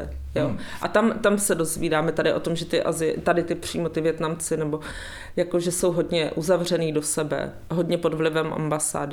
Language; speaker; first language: Czech; native; Czech